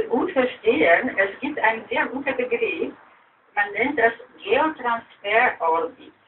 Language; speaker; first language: German; non-native, fluent; Polish